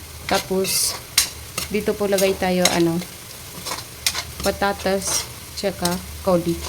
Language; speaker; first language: Filipino; non-native, learner; Punjabi